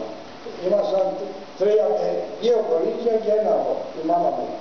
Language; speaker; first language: Greek; early bilingual, other home language; Turkish